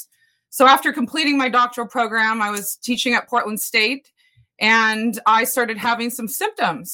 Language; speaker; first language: English; native; English